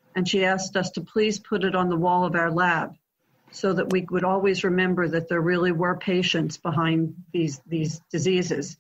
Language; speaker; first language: English; native; English